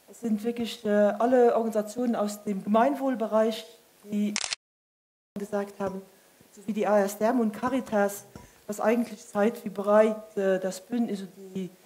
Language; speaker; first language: German; non-native, local second language; Luxembourgish